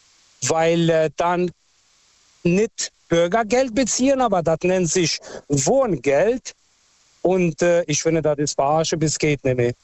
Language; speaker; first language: German; non-native, fluent; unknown